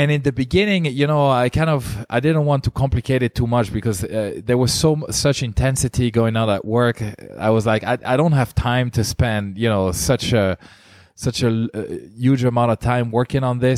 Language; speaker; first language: English; non-native, fluent; French